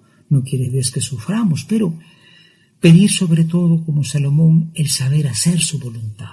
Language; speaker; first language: Spanish; native; Spanish